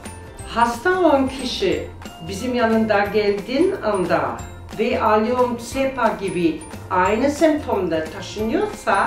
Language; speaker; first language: Turkish; non-native, learner; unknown